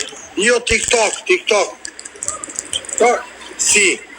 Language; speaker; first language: Italian; non-native, learner; Albanian